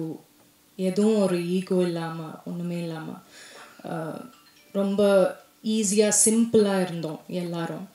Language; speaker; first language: Tamil; non-native, local second language; Malayalam